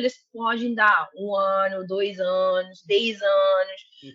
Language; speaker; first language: Portuguese; non-native, fluent; Spanish